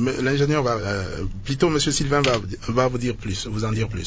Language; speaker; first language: French; non-native, local second language; Lingala